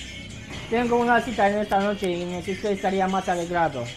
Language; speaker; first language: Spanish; non-native, learner; Romanian